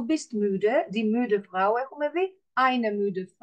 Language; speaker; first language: German; non-native, fluent; Greek